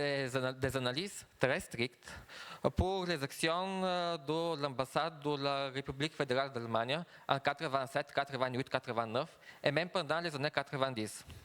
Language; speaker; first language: French; non-native, fluent; Bulgarian